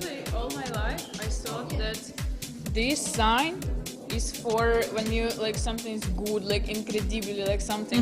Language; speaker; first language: English; non-native, fluent; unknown